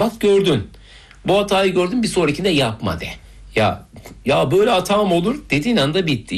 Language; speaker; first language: Turkish; native; Turkish